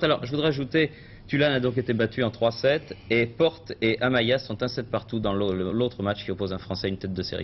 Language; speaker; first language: French; native; French